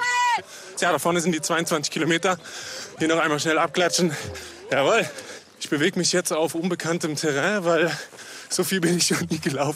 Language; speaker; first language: German; native; German